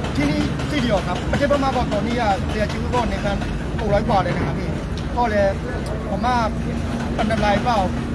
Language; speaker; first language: Thai; non-native, fluent; Burmese